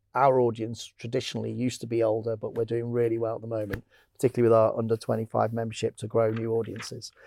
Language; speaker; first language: English; native; English